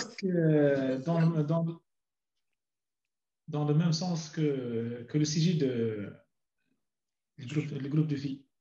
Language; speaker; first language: French; non-native, learner; Arabic